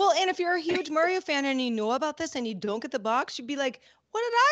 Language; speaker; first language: English; native; English